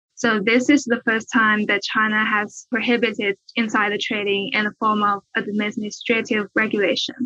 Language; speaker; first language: English; non-native, fluent; Chinese